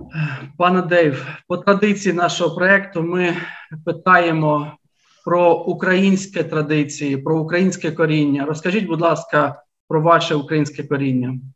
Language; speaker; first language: Ukrainian; native; Ukrainian